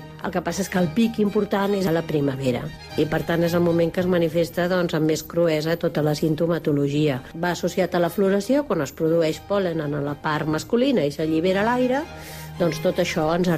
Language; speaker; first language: Catalan; native; Catalan